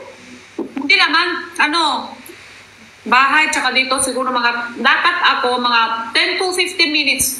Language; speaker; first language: Filipino; non-native, local second language; Cebuano